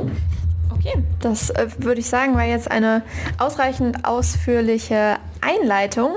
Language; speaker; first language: German; native; German